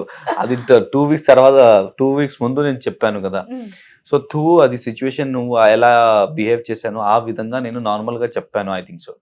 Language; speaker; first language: Telugu; non-native, local second language; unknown